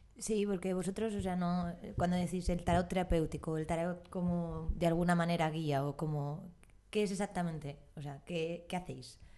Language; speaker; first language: Spanish; native; Spanish